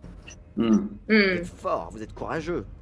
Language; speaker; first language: French; native; French